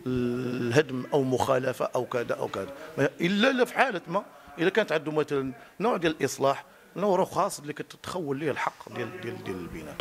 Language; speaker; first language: Arabic; native; Arabic